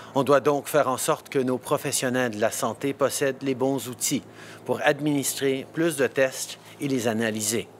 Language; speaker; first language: French; early bilingual, heritage; French